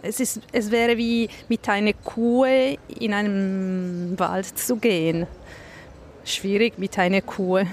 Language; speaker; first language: German; non-native, local second language; Italian